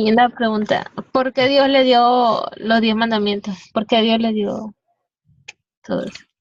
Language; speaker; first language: Spanish; native; Spanish